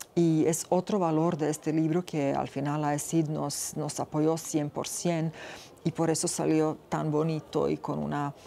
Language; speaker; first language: Spanish; non-native, fluent; Serbian